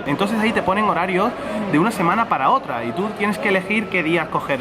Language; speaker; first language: Spanish; native; Spanish